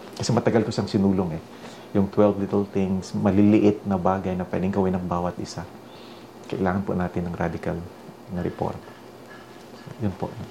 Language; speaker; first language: Filipino; non-native, local second language; Hiligaynon